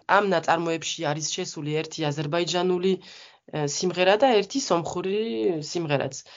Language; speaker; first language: Georgian; non-native, fluent; French